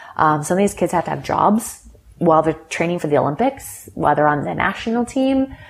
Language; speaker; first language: English; native; English